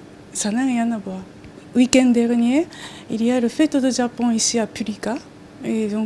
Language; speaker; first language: French; non-native, learner; Japanese